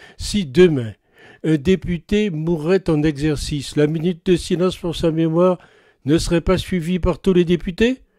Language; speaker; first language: French; native; French